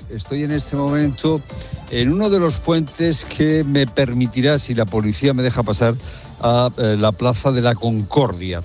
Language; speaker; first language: Spanish; native; Spanish